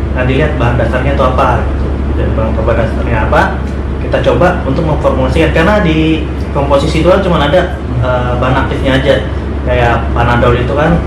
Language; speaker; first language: Indonesian; native; Indonesian